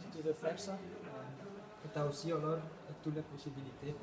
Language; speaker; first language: French; non-native, fluent; Dutch